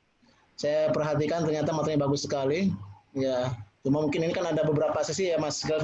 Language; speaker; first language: Indonesian; native; Indonesian